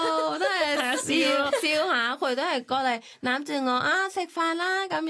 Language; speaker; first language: Cantonese; non-native, learner; Thai